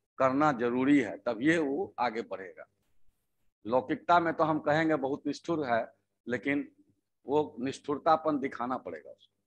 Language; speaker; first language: Hindi; native; Hindi